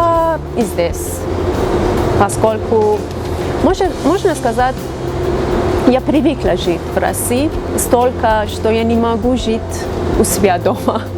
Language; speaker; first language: Russian; non-native, fluent; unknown